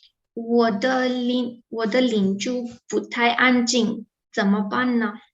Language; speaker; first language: Chinese; non-native, learner; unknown